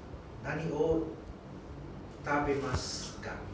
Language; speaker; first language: Japanese; non-native, learner; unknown